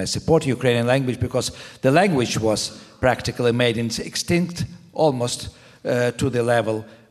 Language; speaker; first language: English; non-native, fluent; Ukrainian